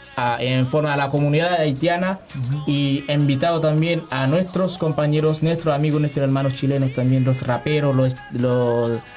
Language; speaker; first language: Spanish; non-native, learner; Haitian Creole